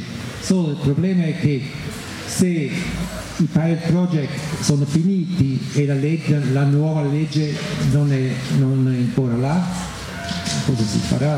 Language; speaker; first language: Italian; non-native, fluent; German